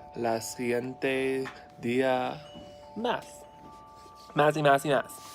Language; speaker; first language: Spanish; non-native, learner; English